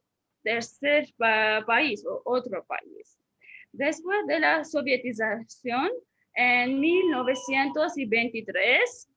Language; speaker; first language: Spanish; non-native, fluent; Armenian